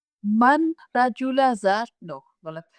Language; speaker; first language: Arabic; non-native, learner; Urdu